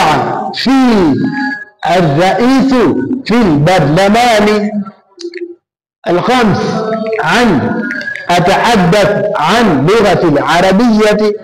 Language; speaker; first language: Arabic; non-native, fluent; Swahili